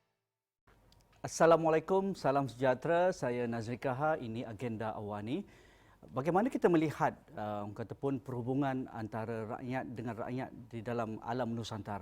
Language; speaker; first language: Malay; native; Malay